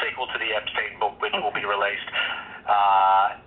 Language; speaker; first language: English; native; English